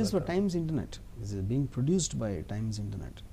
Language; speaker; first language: Telugu; native; Telugu